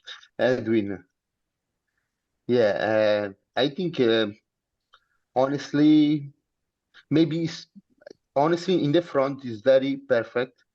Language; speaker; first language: English; non-native, learner; Italian